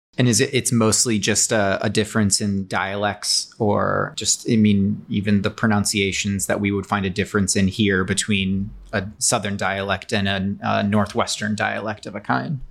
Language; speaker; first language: English; native; English